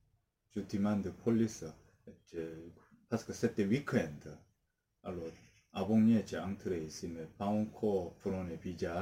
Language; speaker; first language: French; non-native, learner; Korean